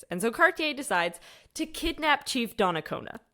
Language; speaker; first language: English; native; English